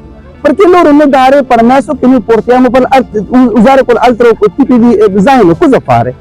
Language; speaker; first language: Italian; non-native, learner; Urdu